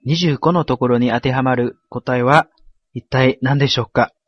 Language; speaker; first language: Japanese; non-native, fluent; Chinese